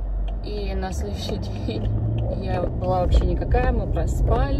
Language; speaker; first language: Russian; early bilingual, heritage; Russian